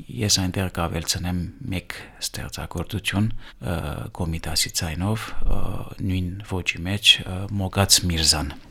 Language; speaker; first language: Armenian; early bilingual, heritage; Armenian